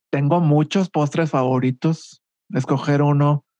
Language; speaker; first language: Spanish; native; Spanish